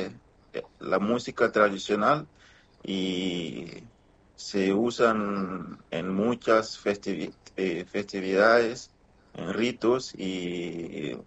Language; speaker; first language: Spanish; non-native, fluent; Mossi